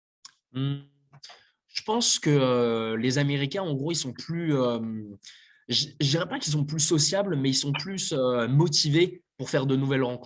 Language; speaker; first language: French; native; French